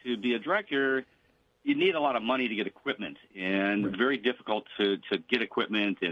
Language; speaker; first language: English; native; English